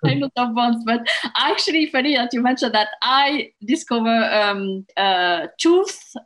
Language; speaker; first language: English; non-native, fluent; French